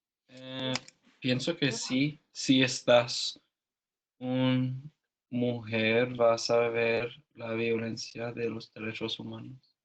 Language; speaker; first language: Spanish; non-native, learner; English